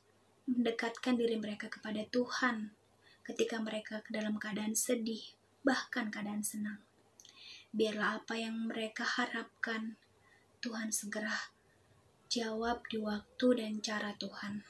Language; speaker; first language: Indonesian; native; Indonesian